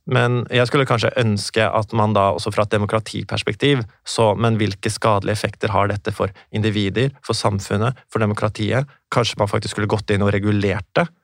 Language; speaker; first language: Norwegian; native; Norwegian